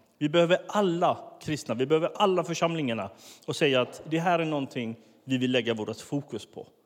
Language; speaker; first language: Swedish; early bilingual, other home language; Finnish